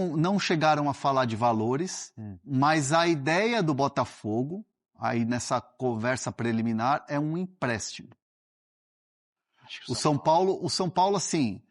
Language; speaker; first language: Portuguese; native; Portuguese